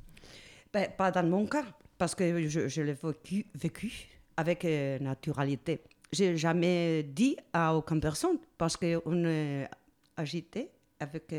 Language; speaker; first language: French; non-native, learner; Spanish